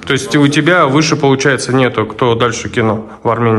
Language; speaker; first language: Russian; native; Russian